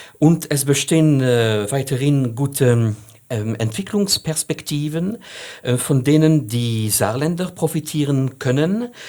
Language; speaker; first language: German; non-native, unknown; French